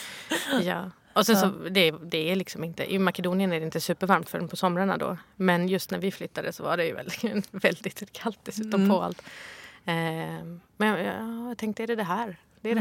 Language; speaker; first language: Swedish; early bilingual, other home language; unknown